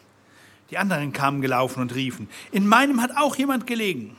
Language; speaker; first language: German; native; German